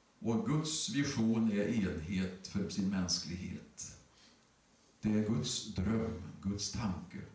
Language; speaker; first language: Swedish; native; Swedish